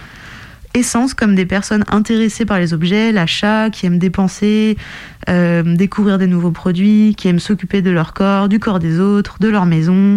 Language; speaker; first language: French; native; French